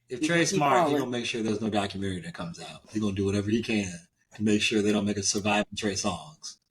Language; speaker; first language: English; native; English